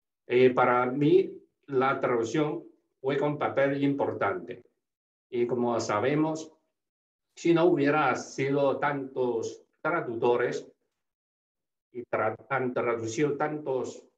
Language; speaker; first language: Spanish; non-native, fluent; Chinese